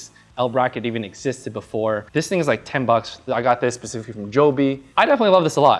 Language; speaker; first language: English; native; English